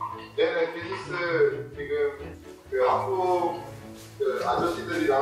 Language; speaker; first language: Korean; non-native, fluent; French